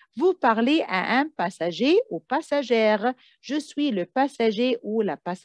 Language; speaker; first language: French; non-native, fluent; Arabic